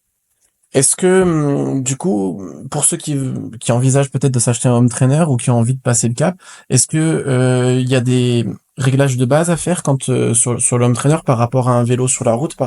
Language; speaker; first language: French; native; French